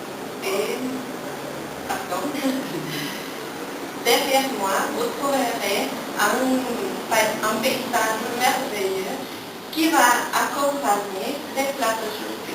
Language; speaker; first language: French; non-native, learner; Spanish